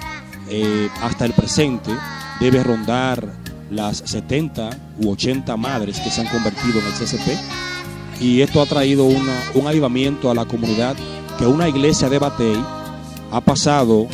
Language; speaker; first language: Spanish; native; Spanish